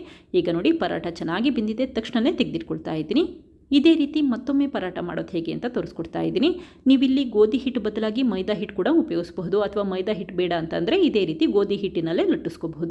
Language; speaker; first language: Kannada; native; Kannada